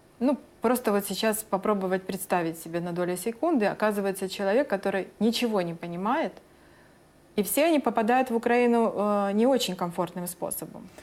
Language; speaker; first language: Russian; native; Russian